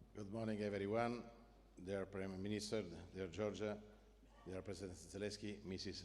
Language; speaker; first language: English; non-native, fluent; Italian